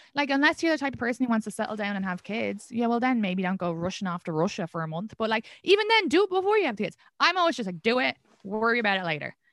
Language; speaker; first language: English; native; English